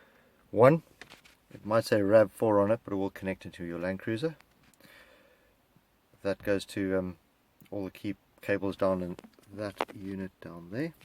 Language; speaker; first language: English; native; English